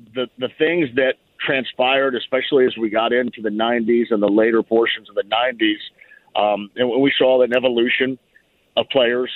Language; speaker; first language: English; native; English